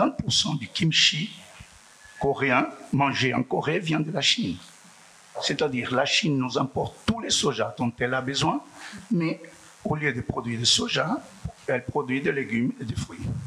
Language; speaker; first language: French; non-native, fluent; Portuguese